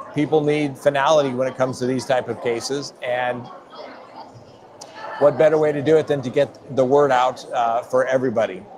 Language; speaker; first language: English; native; English